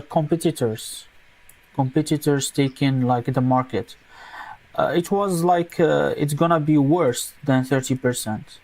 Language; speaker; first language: English; non-native, local second language; Arabic